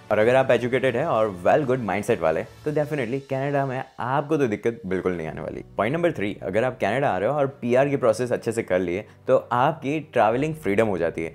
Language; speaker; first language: Hindi; native; Hindi